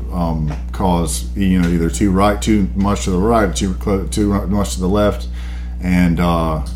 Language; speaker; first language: English; early bilingual, other home language; Spanish